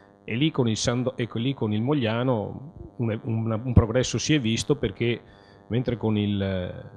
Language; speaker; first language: Italian; native; Italian